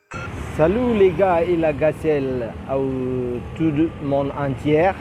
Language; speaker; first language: French; non-native, learner; Indonesian